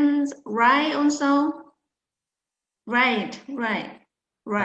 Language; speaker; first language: English; non-native, learner; Vietnamese